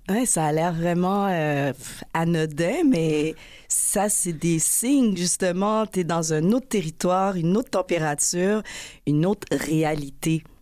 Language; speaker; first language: French; early bilingual, other home language; Haitian Creole